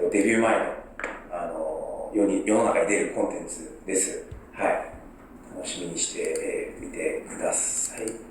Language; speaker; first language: Japanese; non-native, fluent; Korean